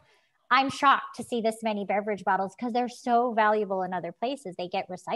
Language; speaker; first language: English; native; English